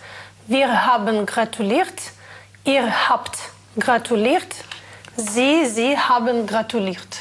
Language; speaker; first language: German; non-native, learner; Russian